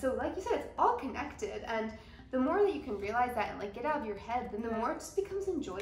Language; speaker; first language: English; native; English